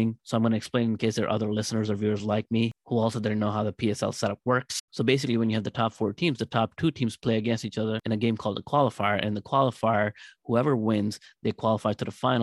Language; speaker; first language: English; non-native, local second language; Urdu